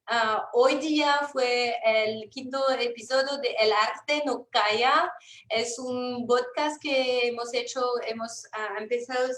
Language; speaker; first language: Spanish; non-native, fluent; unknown